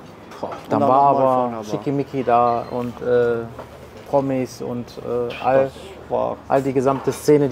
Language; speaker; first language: German; native; German